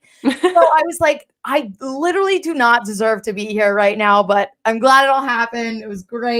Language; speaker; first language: English; native; English